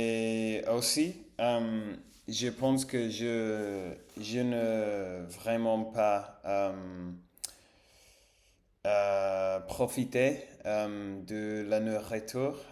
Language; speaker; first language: French; non-native, fluent; Spanish